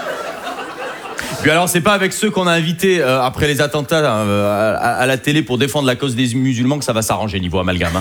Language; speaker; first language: French; native; French